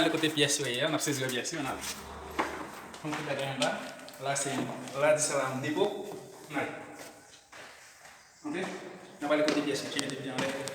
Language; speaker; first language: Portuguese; non-native, learner; Haitian Creole